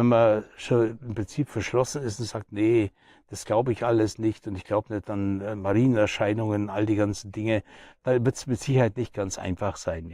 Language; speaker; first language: German; native; German